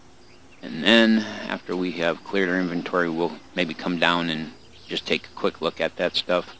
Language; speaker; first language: English; native; English